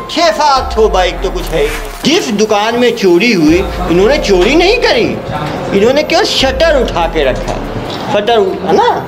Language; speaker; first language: Hindi; native; Hindi